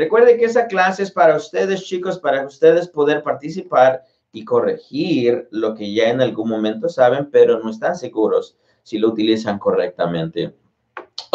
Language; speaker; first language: Spanish; native; Spanish